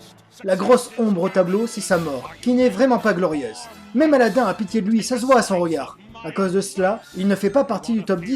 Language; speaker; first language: French; native; French